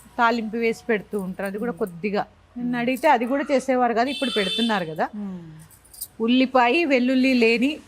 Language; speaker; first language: Telugu; native; Telugu